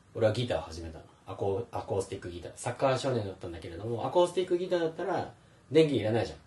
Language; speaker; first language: Japanese; early bilingual, heritage; Japanese